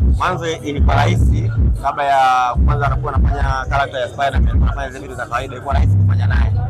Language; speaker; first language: Swahili; native; Swahili